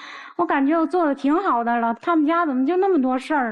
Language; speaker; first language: Chinese; native; Chinese